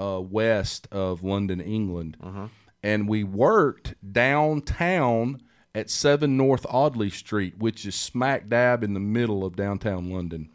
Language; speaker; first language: English; native; English